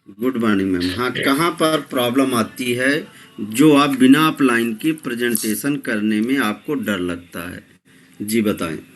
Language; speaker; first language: Hindi; native; Hindi